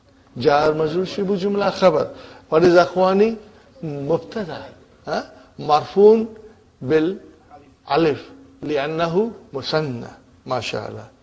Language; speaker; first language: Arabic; non-native, fluent; English